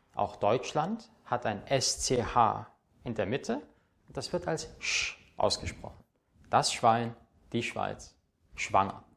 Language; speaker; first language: German; native; German